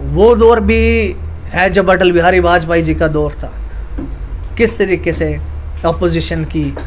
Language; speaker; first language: Hindi; native; Hindi